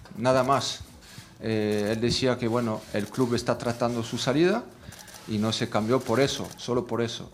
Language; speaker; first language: Spanish; non-native, fluent; French